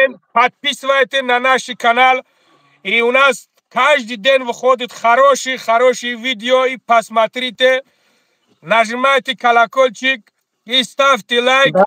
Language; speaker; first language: Russian; non-native, learner; Tajik